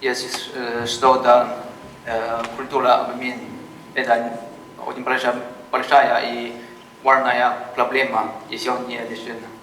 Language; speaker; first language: Russian; non-native, learner; Chinese